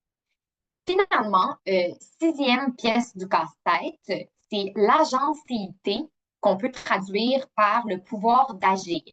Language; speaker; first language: French; native; French